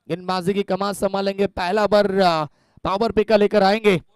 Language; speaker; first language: Hindi; non-native, local second language; Marathi